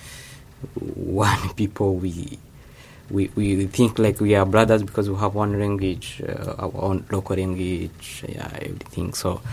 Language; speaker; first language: English; non-native, local second language; Kinyarwanda